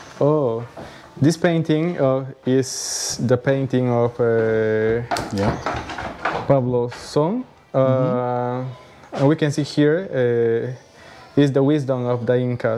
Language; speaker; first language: English; non-native, learner; Spanish